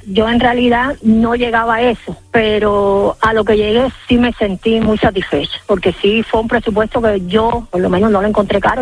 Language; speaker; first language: Spanish; native; Spanish